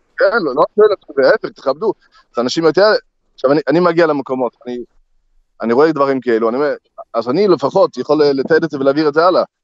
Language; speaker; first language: Hebrew; non-native, fluent; English